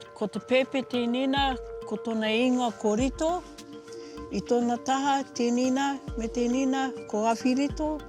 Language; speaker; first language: Māori; native; Māori